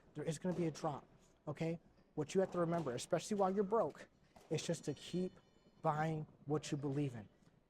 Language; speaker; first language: English; native; English